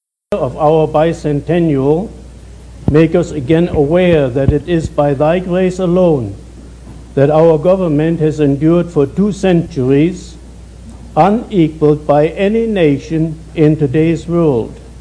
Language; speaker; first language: English; non-native, fluent; German